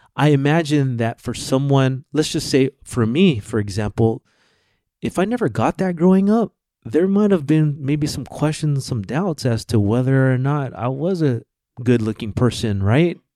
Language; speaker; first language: English; early bilingual, other home language; Filipino